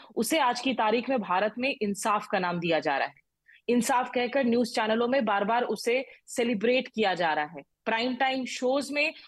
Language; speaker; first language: Hindi; native; Hindi